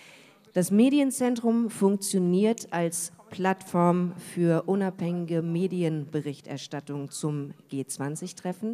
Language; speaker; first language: German; native; German